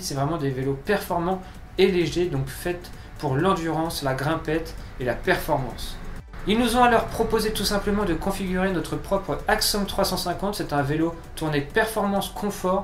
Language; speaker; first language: French; native; French